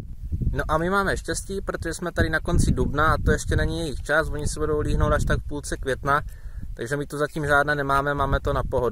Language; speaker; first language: Czech; native; Czech